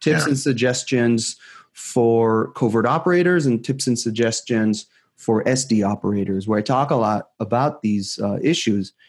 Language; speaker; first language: English; non-native, fluent; Hebrew